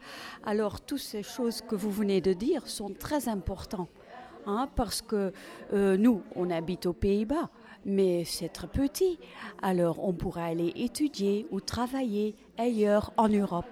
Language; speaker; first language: French; non-native, fluent; Dutch